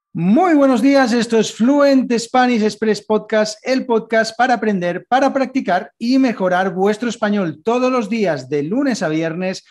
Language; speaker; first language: Spanish; native; Spanish